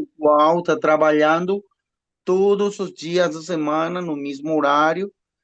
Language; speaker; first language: Portuguese; non-native, learner; Spanish